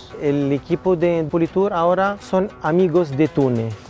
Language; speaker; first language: Spanish; non-native, fluent; Arabic